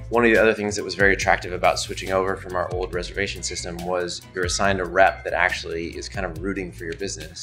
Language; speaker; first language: English; native; English